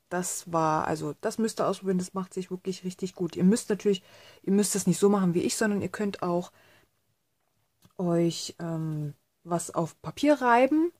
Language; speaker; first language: German; native; German